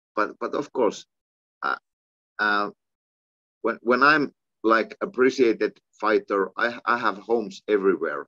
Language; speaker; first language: English; non-native, fluent; Finnish